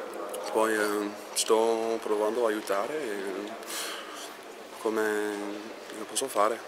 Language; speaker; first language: Italian; non-native, learner; English